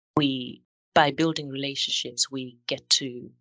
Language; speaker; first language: English; non-native, local second language; Shona